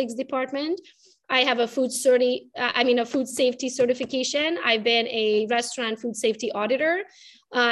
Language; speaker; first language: English; non-native, fluent; Romanian